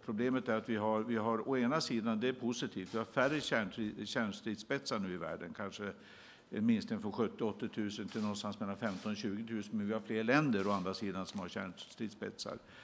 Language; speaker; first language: Swedish; native; Swedish